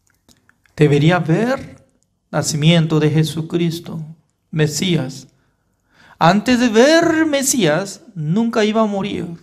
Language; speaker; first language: Spanish; non-native, fluent; Korean